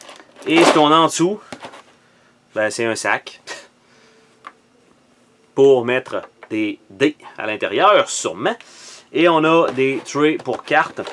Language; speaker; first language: French; native; French